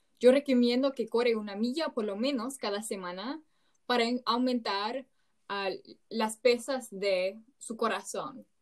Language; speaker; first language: Spanish; non-native, learner; English